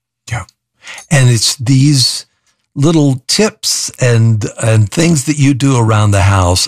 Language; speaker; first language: English; native; English